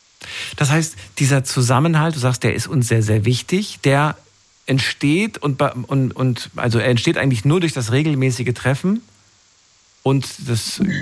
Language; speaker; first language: German; native; German